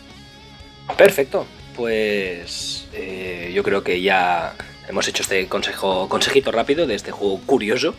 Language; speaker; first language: Spanish; native; Spanish